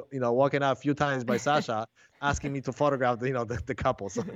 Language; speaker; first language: English; non-native, fluent; Polish